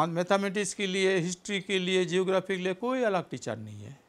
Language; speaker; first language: Hindi; non-native, local second language; Santali